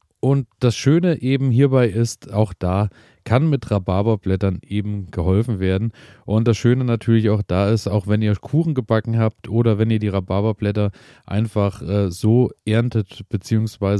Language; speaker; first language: German; native; German